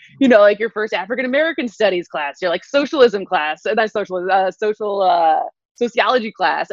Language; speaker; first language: English; native; English